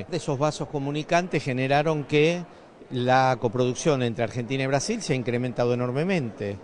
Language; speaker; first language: Spanish; native; Spanish